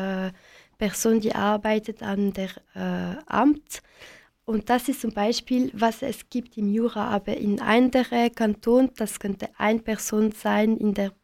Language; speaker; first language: German; non-native, local second language; French